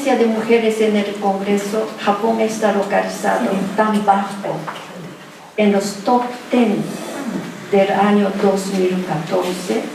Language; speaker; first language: Spanish; non-native, fluent; Japanese